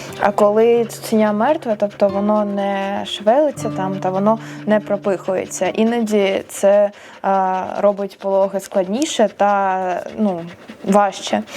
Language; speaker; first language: Ukrainian; non-native, local second language; Russian